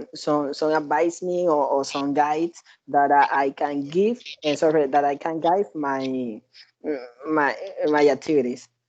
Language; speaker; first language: English; non-native, learner; Spanish